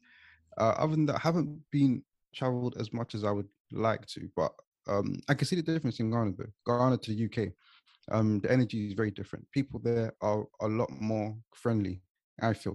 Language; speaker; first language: English; native; English